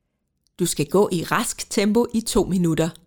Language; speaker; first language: Danish; native; Danish